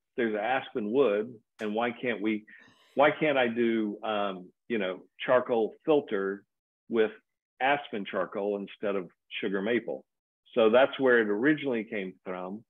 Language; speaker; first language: English; native; English